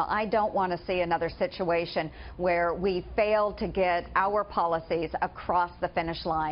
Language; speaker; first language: English; native; English